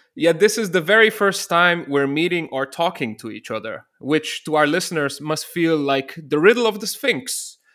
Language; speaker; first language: English; non-native, fluent; Slovenian